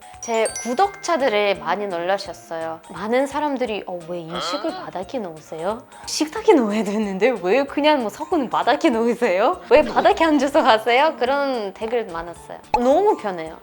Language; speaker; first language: Korean; non-native, fluent; Russian